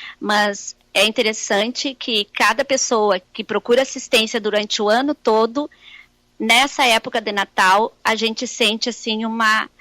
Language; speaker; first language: Portuguese; native; Portuguese